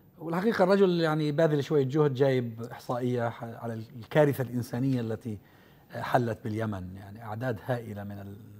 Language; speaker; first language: Arabic; native; Arabic